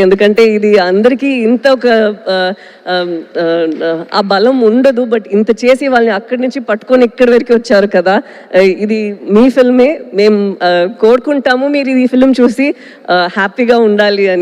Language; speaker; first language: Telugu; non-native, local second language; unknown